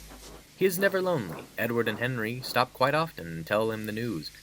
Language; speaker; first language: English; native; English